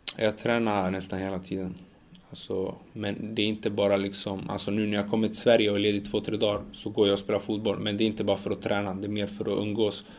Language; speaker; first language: Swedish; early bilingual, other home language; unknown